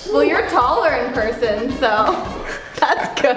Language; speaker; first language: English; native; English